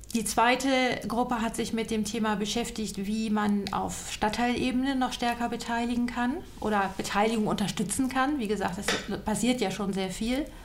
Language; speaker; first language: German; native; German